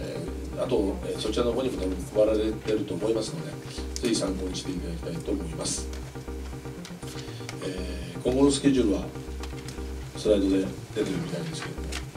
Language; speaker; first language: Japanese; native; Japanese